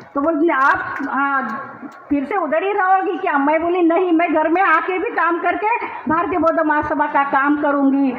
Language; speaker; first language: Hindi; non-native, local second language; Marathi